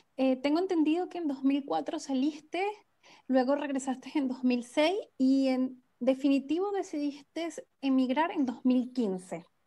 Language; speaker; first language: Spanish; native; Spanish